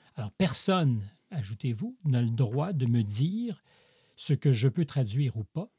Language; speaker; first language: French; native; French